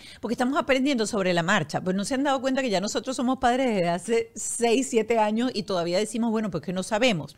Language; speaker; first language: Spanish; native; Spanish